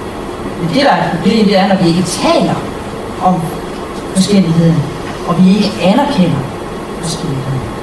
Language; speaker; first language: Danish; native; Danish